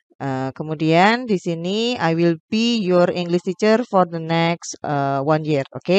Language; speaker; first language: English; non-native, local second language; Indonesian